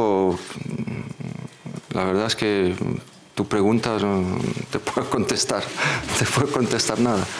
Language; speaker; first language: Spanish; non-native, fluent; French